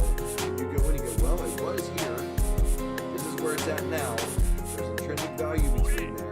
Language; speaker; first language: English; native; English